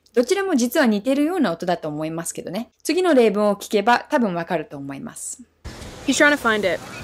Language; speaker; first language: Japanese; non-native, fluent; English